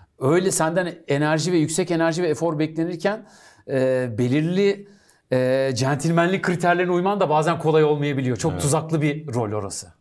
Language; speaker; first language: Turkish; native; Turkish